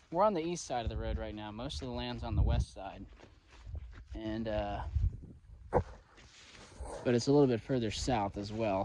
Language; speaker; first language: English; native; English